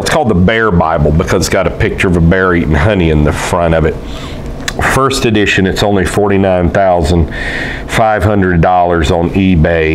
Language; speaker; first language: English; native; English